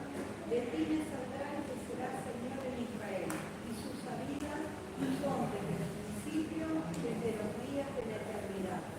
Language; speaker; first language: Spanish; native; Spanish